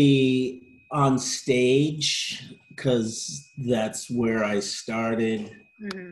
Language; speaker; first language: English; native; English